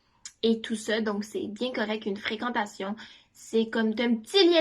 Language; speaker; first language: French; native; French